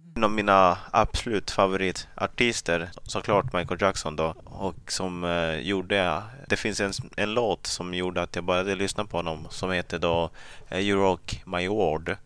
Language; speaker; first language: Swedish; early bilingual, other home language; Kinyarwanda